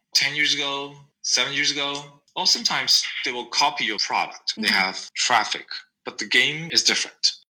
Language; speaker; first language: English; non-native, fluent; Chinese